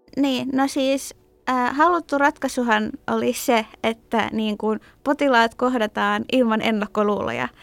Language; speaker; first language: Finnish; early bilingual, other home language; Persian